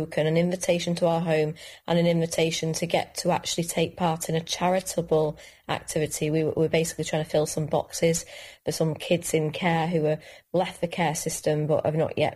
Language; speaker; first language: English; native; English